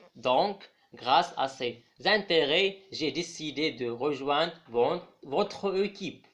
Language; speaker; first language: French; non-native, local second language; Arabic